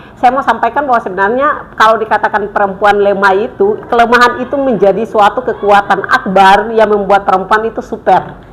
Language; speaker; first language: Indonesian; native; Indonesian